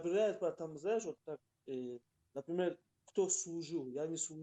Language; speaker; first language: Russian; non-native, local second language; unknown